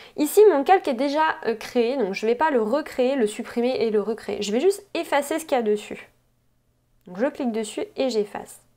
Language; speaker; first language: French; native; French